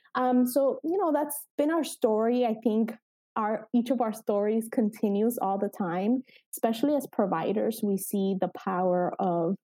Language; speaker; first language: English; early bilingual, other home language; Spanish